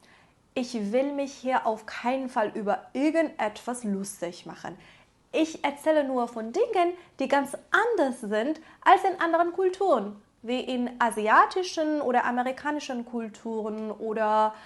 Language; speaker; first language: German; non-native, fluent; Persian